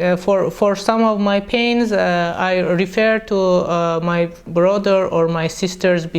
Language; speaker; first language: English; non-native, learner; Persian